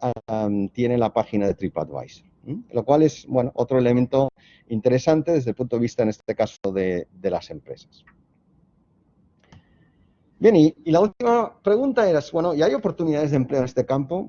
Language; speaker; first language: Spanish; native; Spanish